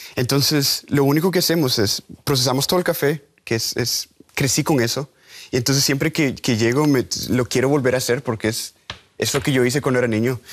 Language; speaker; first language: Spanish; native; Spanish